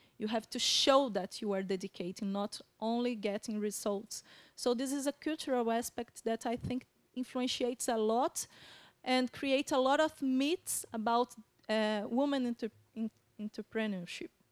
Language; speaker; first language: English; non-native, fluent; Portuguese